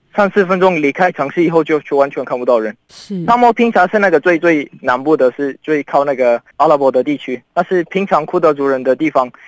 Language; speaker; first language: Chinese; non-native, fluent; Arabic